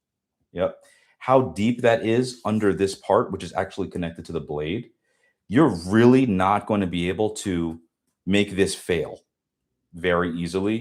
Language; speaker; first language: English; native; English